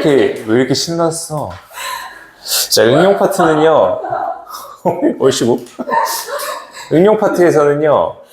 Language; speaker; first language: Korean; native; Korean